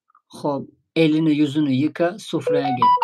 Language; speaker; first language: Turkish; non-native, fluent; Tajik